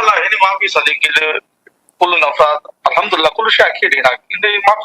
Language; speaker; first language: Arabic; non-native, learner; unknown